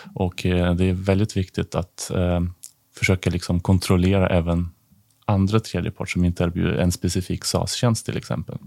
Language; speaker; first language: Swedish; non-native, fluent; Ukrainian